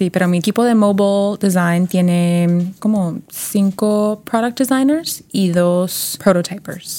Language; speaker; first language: Spanish; early bilingual, heritage; Spanish